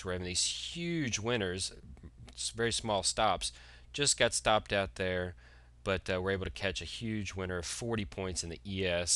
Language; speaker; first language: English; native; English